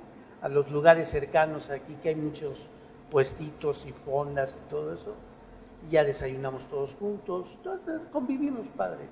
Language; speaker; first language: Spanish; native; Spanish